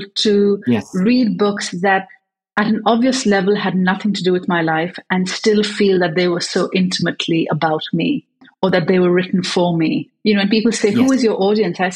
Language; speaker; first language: English; native; English